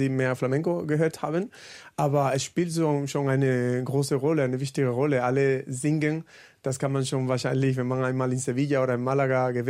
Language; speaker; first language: German; non-native, learner; Spanish